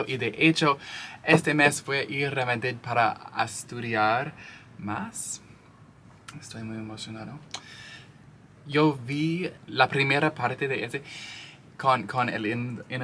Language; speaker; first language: Spanish; non-native, learner; English